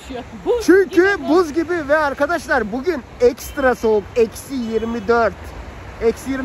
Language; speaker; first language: Turkish; native; Turkish